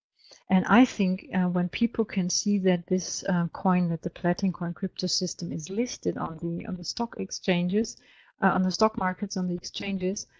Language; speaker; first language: English; non-native, fluent; German